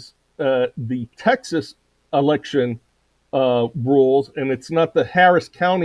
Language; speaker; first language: English; native; English